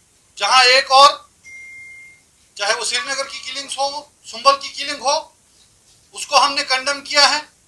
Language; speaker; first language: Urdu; non-native, local second language; Kashmiri